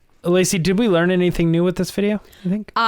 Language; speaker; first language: English; native; English